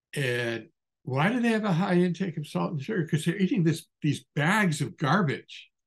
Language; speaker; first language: English; native; English